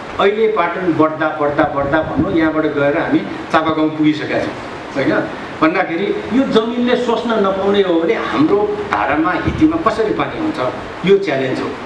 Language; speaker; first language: Nepali; non-native, local second language; Newari